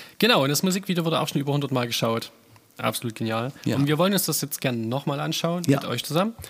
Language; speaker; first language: German; native; German